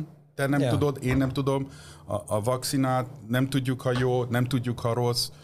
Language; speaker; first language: Hungarian; early bilingual, heritage; Hungarian